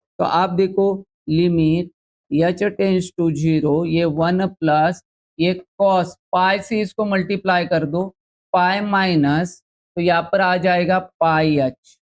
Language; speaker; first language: Hindi; non-native, local second language; Marathi